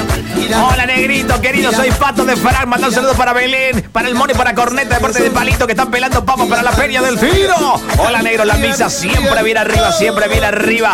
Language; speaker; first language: Spanish; native; Spanish